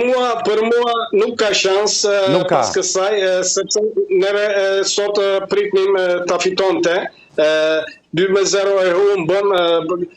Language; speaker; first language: Albanian; early bilingual, heritage; Albanian